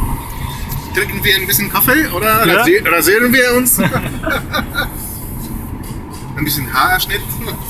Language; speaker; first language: German; non-native, learner; Greek